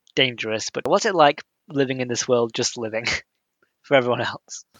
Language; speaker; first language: English; native; English